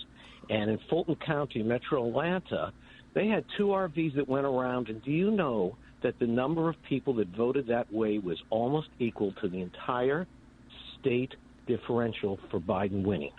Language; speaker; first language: English; native; English